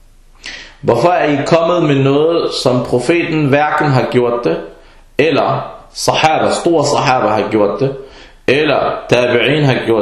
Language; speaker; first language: Danish; early bilingual, other home language; Arabic